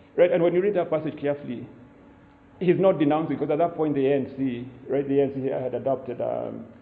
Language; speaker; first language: English; non-native, local second language; Kikuyu